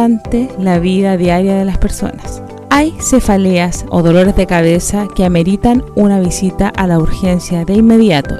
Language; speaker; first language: Spanish; native; Spanish